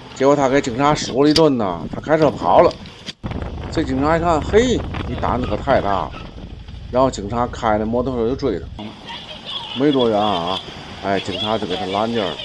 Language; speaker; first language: Chinese; native; Chinese